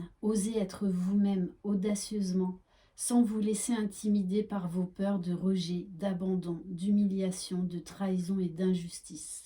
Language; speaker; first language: French; native; French